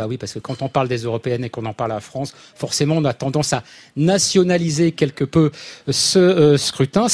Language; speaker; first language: French; native; French